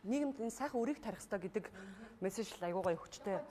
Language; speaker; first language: Mongolian; native; Mongolian